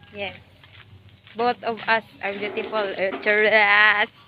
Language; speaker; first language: English; non-native, learner; Cebuano